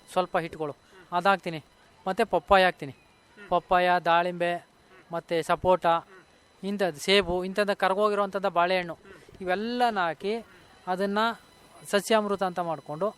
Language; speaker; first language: Kannada; native; Kannada